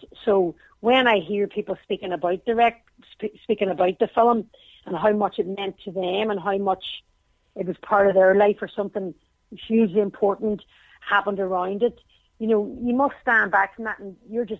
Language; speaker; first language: English; native; English